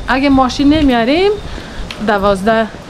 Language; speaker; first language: Persian; non-native, learner; Norwegian